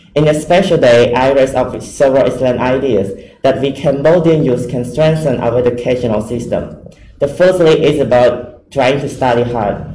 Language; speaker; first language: English; non-native, fluent; Khmer